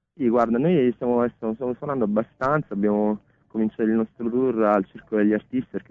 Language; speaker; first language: Italian; native; Italian